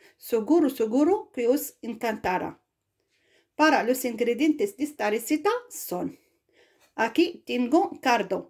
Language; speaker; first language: Spanish; non-native, fluent; Arabic